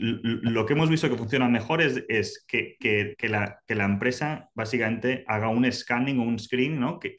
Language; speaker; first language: Spanish; native; Spanish